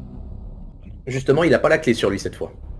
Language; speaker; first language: French; native; French